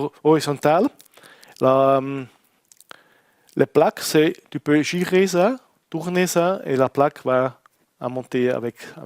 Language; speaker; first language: French; non-native, learner; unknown